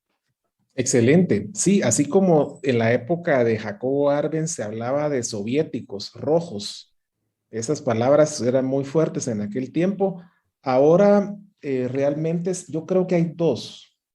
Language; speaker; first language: Spanish; native; Spanish